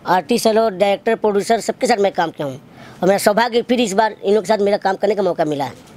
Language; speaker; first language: Hindi; native; Hindi